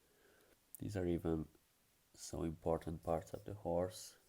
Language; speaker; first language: English; non-native, fluent; Hungarian